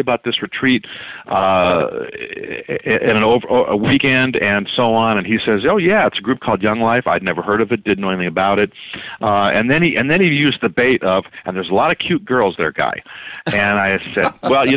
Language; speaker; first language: English; native; English